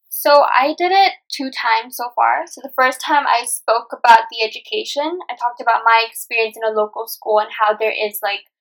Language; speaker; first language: English; non-native, local second language; Nepali